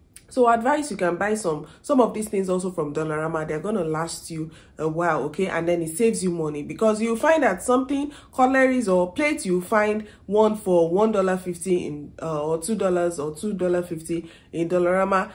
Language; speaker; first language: English; non-native, local second language; Yoruba